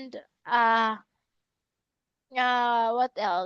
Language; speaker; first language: English; non-native, local second language; Filipino